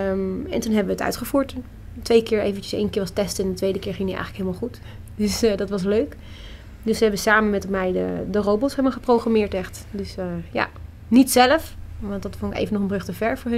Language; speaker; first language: Dutch; native; Dutch